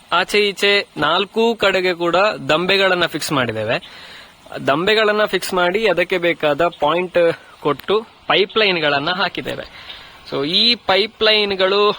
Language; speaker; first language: Kannada; non-native, local second language; Tulu